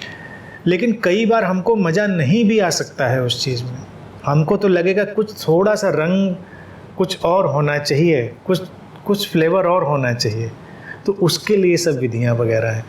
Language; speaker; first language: Hindi; native; Hindi